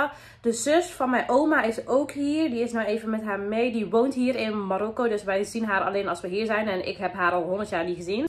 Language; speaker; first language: Dutch; early bilingual, other home language; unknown